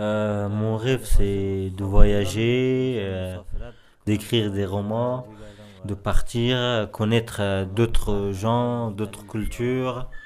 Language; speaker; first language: French; non-native, fluent; Persian